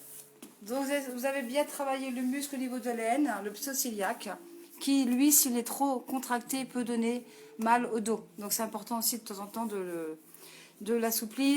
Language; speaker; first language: French; native; French